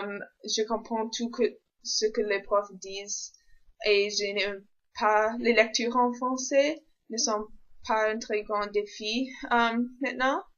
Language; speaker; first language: French; non-native, local second language; English